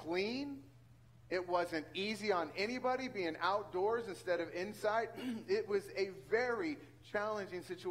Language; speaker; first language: English; native; English